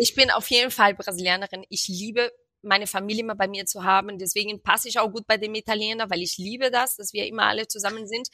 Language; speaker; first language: German; non-native, fluent; Portuguese